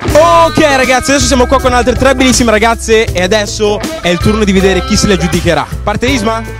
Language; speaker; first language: Italian; native; Italian